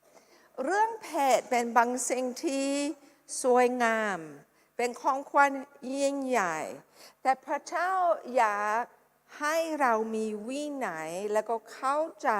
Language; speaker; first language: Thai; non-native, fluent; English